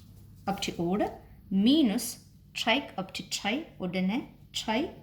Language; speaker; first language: Danish; non-native, fluent; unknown